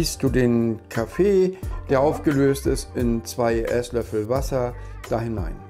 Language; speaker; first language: German; native; German